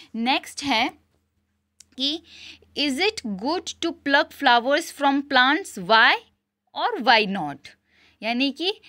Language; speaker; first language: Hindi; non-native, local second language; Gujarati